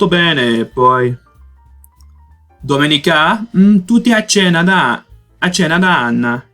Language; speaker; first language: Italian; non-native, learner; Portuguese